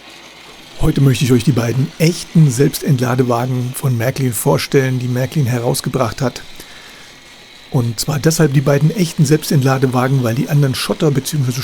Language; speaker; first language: German; native; German